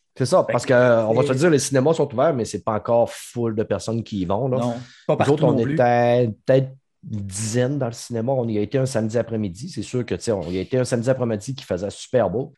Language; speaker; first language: French; native; French